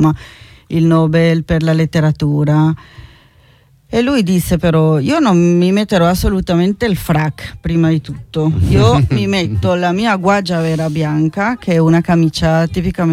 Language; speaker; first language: Italian; non-native, fluent; Spanish